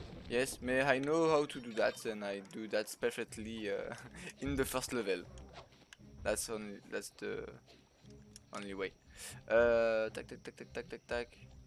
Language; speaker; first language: English; non-native, learner; French